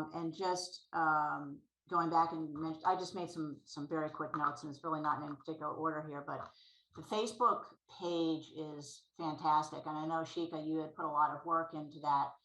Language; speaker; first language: English; native; English